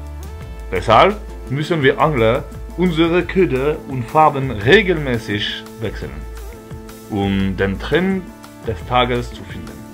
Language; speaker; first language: German; non-native, fluent; French